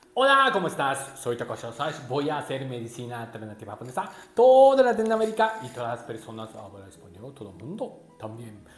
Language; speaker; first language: Spanish; non-native, learner; Japanese